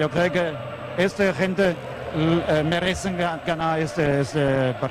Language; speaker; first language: Spanish; non-native, fluent; German